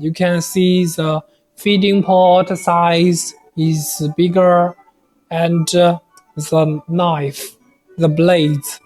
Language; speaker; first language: English; non-native, learner; Chinese